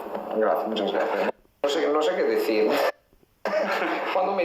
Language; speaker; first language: Spanish; non-native, fluent; Italian